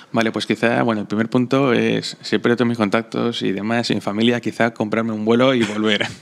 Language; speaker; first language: Spanish; non-native, fluent; Slovak